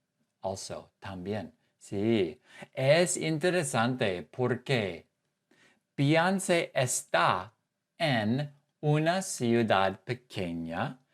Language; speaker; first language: Spanish; non-native, fluent; English